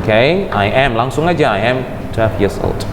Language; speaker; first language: English; non-native, fluent; Indonesian